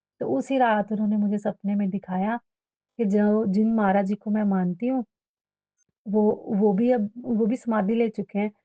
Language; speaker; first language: Hindi; native; Hindi